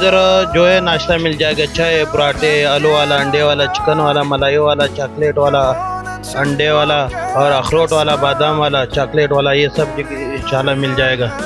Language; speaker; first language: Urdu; non-native, local second language; Pashto